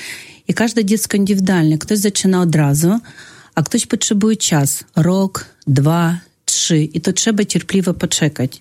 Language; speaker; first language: Polish; non-native, fluent; Russian